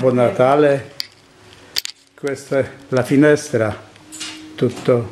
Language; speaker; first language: Italian; non-native, learner; Polish